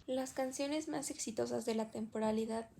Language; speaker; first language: Spanish; native; Spanish